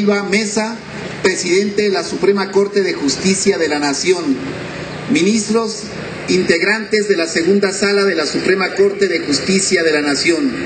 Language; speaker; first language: Spanish; native; Spanish